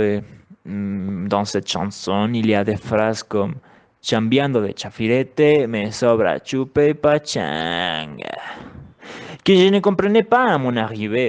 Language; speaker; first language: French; non-native, learner; Spanish